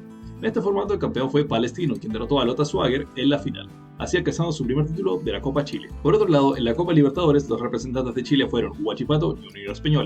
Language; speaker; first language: Spanish; native; Spanish